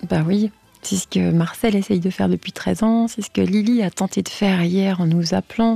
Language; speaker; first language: French; native; French